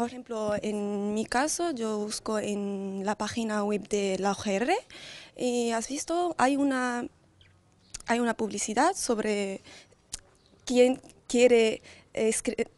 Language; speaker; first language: Spanish; non-native, learner; Arabic